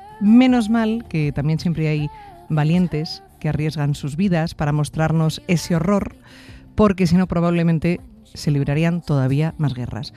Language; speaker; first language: Spanish; native; Spanish